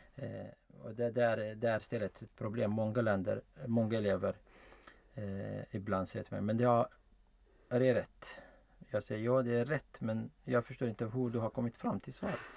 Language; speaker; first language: Swedish; non-native, fluent; Arabic